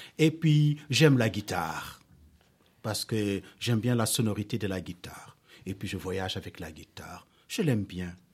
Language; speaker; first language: French; non-native, local second language; Wolof